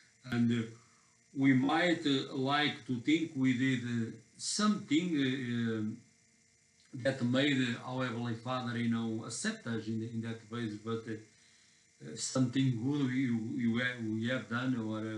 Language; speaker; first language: English; non-native, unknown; Portuguese